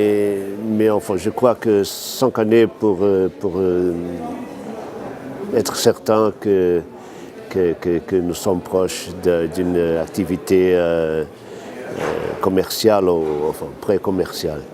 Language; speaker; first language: French; non-native, fluent; Portuguese